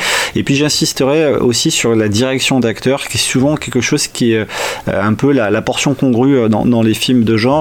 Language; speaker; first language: French; native; French